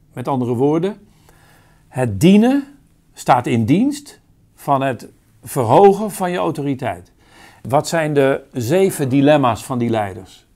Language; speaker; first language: Dutch; native; Dutch